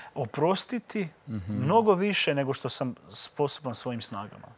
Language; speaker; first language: Croatian; native; Croatian